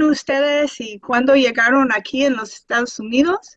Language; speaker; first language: Spanish; non-native, fluent; English